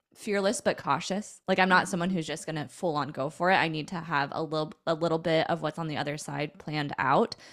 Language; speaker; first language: English; native; English